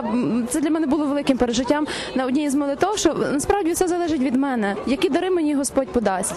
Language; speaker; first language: Ukrainian; native; Ukrainian